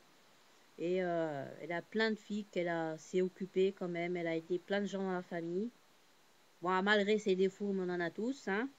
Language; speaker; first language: French; native; French